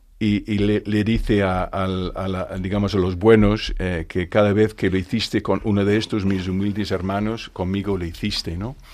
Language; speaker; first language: Spanish; non-native, fluent; English